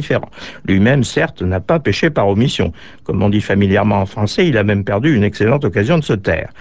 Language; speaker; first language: French; native; French